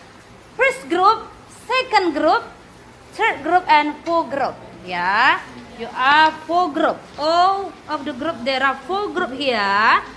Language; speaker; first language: English; non-native, learner; Indonesian